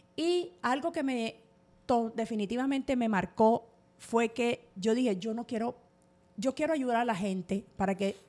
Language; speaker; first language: Spanish; native; Spanish